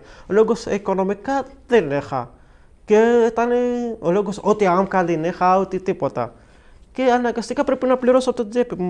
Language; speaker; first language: Greek; non-native, learner; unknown